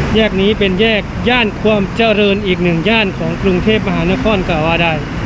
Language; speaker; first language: Thai; non-native, fluent; Lao